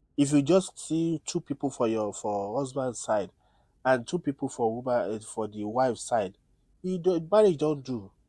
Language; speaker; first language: Nigerian Pidgin; non-native, local second language; Yoruba